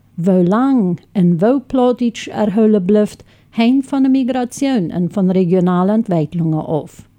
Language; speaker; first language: German; non-native, local second language; Low German